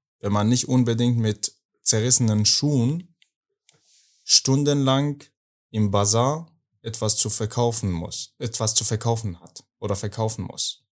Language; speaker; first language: German; non-native, fluent; Persian